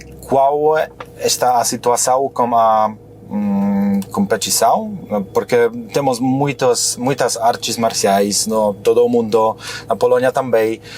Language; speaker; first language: Portuguese; non-native, fluent; Polish